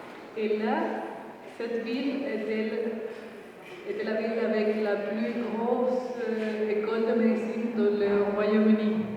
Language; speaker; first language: French; non-native, fluent; Spanish